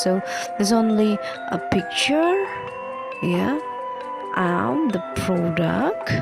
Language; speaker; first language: English; non-native, local second language; Indonesian